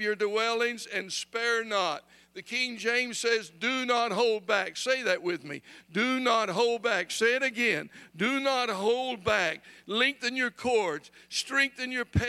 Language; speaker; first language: English; native; English